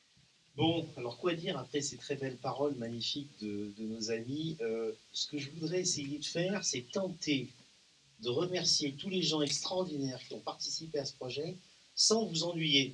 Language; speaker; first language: French; native; French